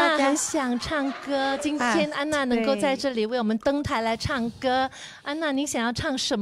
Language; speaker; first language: Chinese; native; Chinese